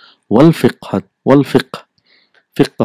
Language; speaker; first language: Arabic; non-native, fluent; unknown